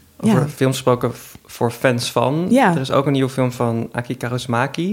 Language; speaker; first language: Dutch; native; Dutch